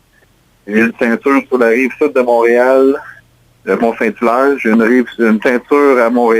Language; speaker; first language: French; native; French